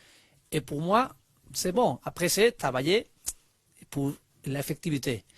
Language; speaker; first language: French; non-native, learner; Spanish